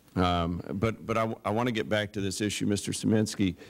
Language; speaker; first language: English; native; English